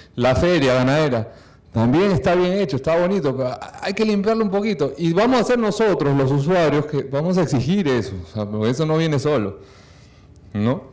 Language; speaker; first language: Spanish; native; Spanish